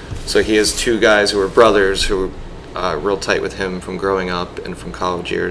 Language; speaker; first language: English; native; English